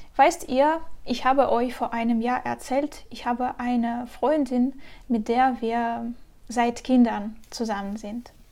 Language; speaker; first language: German; non-native, fluent; Russian